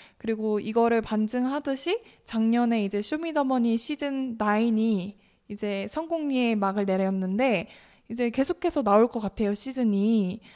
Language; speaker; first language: Korean; native; Korean